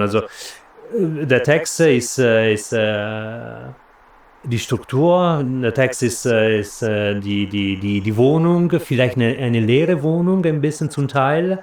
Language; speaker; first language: German; non-native, fluent; Italian